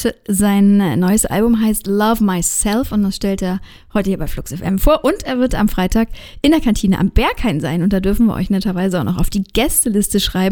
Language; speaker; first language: German; native; German